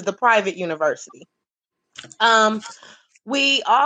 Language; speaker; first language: English; native; English